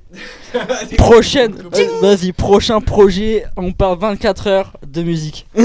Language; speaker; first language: French; native; French